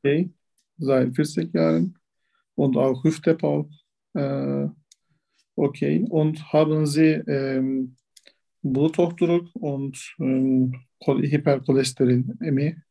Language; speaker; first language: German; non-native, learner; Turkish